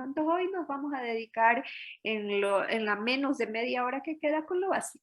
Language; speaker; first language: Spanish; native; Spanish